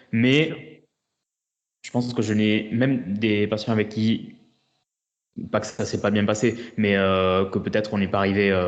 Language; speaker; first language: French; native; French